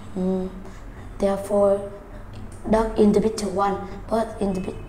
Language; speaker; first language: English; non-native, learner; Vietnamese